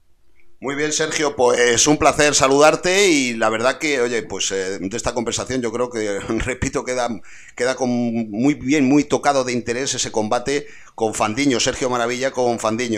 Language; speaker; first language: Spanish; native; Spanish